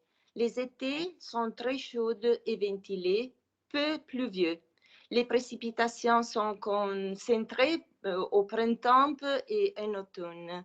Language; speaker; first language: French; non-native, fluent; Italian